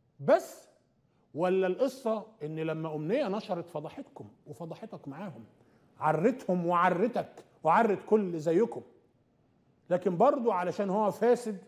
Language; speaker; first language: Arabic; native; Arabic